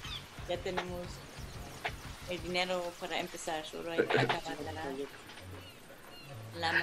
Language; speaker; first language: Spanish; non-native, fluent; German